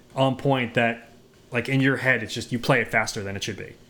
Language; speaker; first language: English; native; English